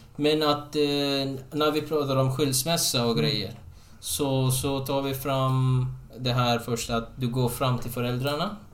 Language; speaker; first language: Swedish; non-native, fluent; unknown